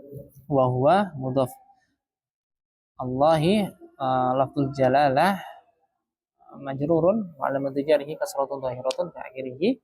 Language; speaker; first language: Arabic; non-native, fluent; Indonesian